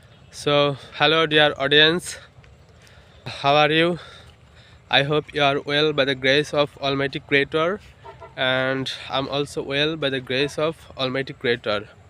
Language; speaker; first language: English; non-native, local second language; Bangla